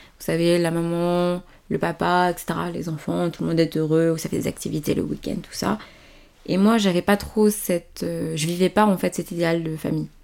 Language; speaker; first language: French; early bilingual, other home language; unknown